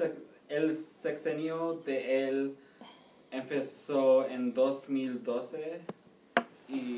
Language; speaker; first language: Spanish; non-native, learner; English